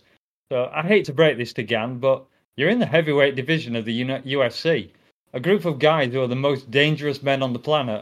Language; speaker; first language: English; native; English